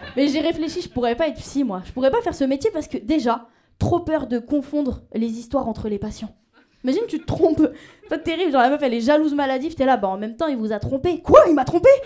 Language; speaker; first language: French; native; French